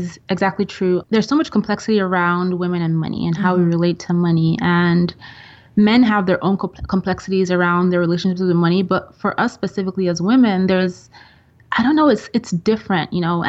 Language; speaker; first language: English; non-native, local second language; Yoruba